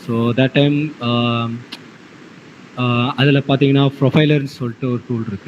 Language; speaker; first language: Tamil; native; Tamil